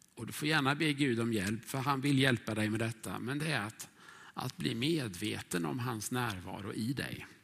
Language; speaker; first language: Swedish; native; Swedish